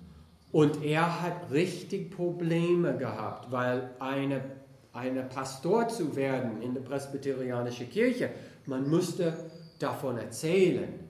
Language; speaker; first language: German; non-native, fluent; English